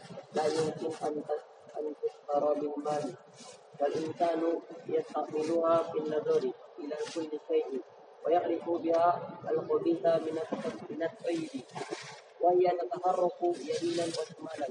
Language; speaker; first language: Arabic; non-native, learner; Indonesian